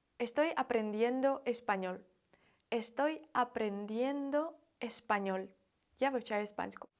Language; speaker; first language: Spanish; non-native, fluent; Ukrainian